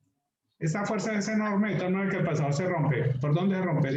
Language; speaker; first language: Spanish; native; Spanish